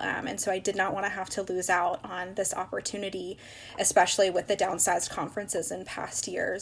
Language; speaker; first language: English; native; English